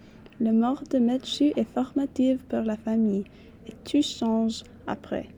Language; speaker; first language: French; non-native, learner; English